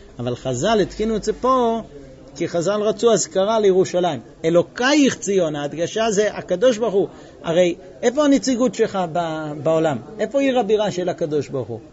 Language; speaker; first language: Hebrew; non-native, fluent; English